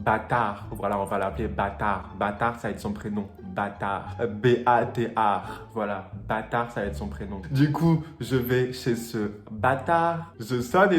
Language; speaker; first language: French; native; French